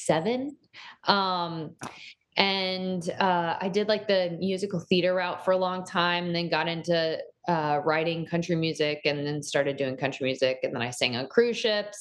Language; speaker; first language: English; native; English